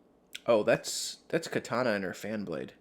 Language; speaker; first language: English; native; English